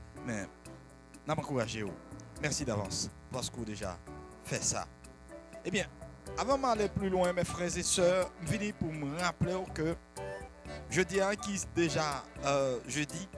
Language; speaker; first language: French; non-native, local second language; Haitian Creole